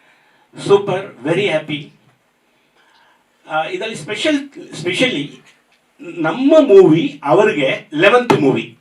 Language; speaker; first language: Kannada; non-native, fluent; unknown